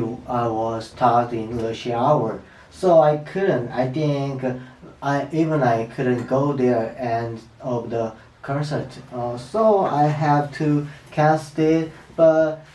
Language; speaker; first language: English; non-native, learner; Korean